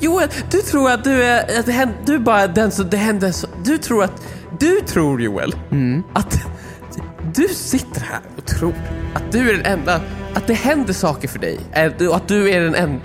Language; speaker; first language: Swedish; native; Swedish